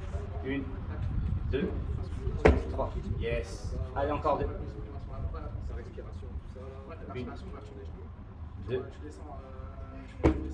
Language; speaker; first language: French; native; French